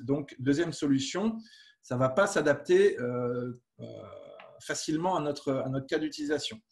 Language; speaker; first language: French; native; French